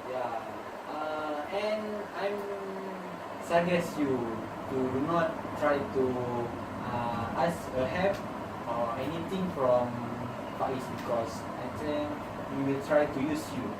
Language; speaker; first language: English; non-native, learner; Malay